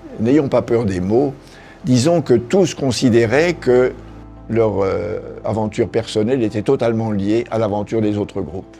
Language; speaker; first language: French; native; French